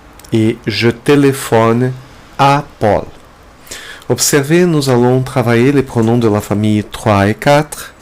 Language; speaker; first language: French; non-native, fluent; Portuguese